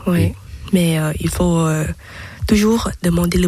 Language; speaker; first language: French; non-native, learner; Thai